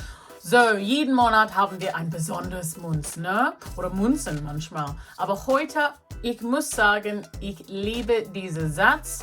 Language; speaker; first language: German; non-native, learner; English